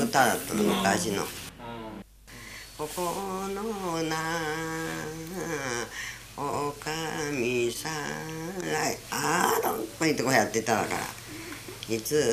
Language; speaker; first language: Japanese; native; Japanese